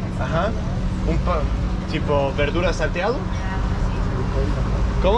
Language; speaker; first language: Spanish; non-native, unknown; Danish